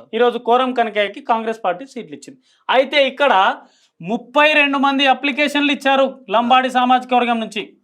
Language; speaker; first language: Telugu; non-native, local second language; Lambadi